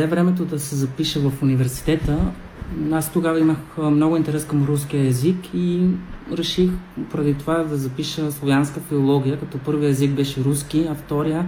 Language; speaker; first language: Bulgarian; non-native, fluent; Spanish